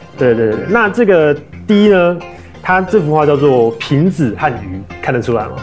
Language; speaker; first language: Chinese; native; Chinese